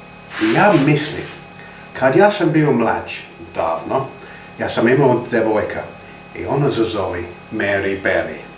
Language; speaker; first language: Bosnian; non-native, learner; English